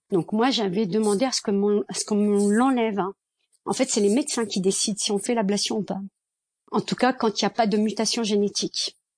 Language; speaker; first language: French; early bilingual, other home language; Kabyle